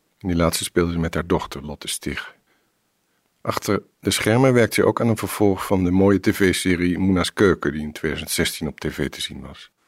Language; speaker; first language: Dutch; native; Dutch